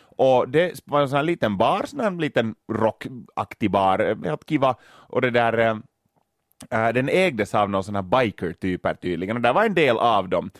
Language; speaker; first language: Swedish; native; Swedish